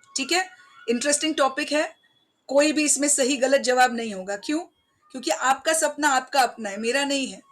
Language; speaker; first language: Hindi; non-native, local second language; Marathi